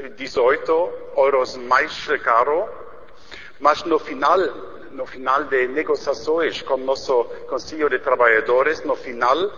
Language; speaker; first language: Portuguese; non-native, learner; German